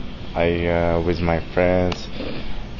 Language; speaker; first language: English; non-native, learner; Russian